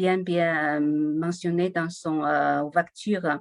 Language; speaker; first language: French; non-native, learner; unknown